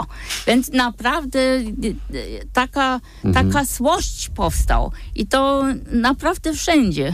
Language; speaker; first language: Polish; non-native, fluent; German